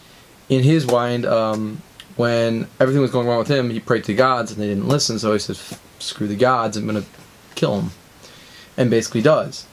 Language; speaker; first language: English; native; English